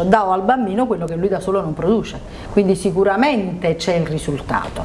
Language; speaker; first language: Italian; native; Italian